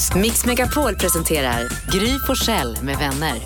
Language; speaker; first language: Swedish; non-native, fluent; Italian